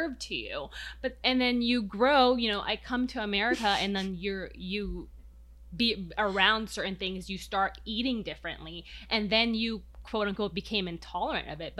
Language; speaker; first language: English; non-native, local second language; Filipino